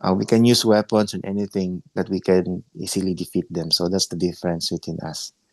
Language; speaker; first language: English; non-native, local second language; Filipino